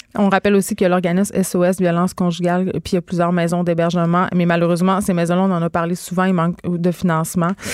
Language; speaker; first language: French; native; French